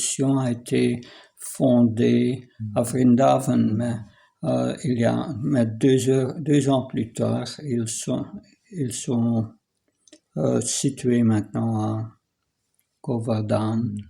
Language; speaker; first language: French; non-native, fluent; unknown